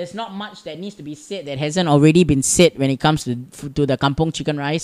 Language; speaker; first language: English; native; English